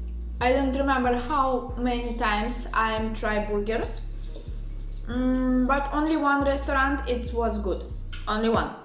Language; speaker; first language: English; non-native, learner; Russian